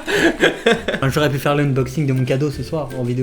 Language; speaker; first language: French; native; French